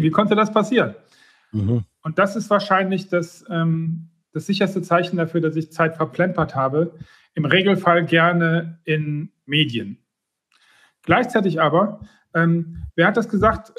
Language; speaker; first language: German; native; German